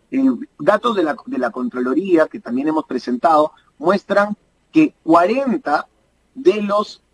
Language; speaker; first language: Spanish; native; Spanish